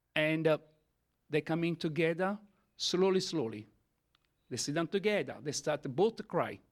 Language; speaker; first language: English; non-native, learner; Italian